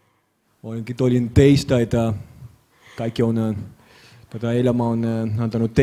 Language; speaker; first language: Finnish; non-native, learner; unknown